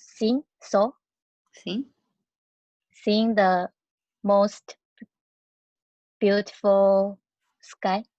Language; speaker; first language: English; non-native, learner; Chinese